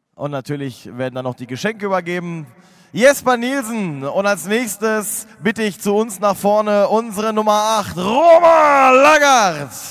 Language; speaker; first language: German; native; German